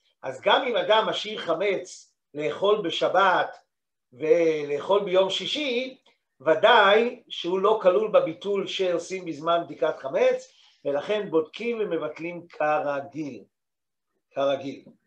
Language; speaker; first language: Hebrew; native; Hebrew